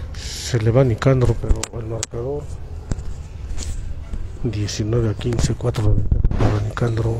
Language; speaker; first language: Spanish; native; Spanish